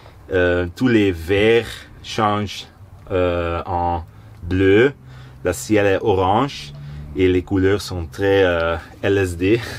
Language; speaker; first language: French; non-native, local second language; Dutch